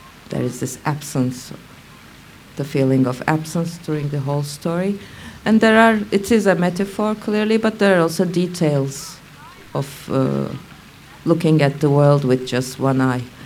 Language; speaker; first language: English; non-native, fluent; Turkish